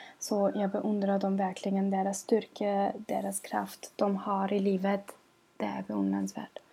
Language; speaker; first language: Swedish; non-native, learner; German